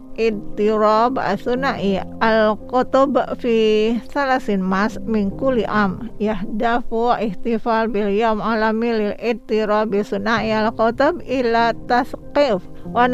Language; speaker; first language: Arabic; non-native, fluent; Indonesian